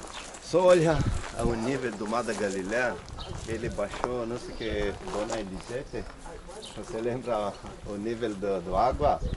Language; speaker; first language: Portuguese; non-native, fluent; Hebrew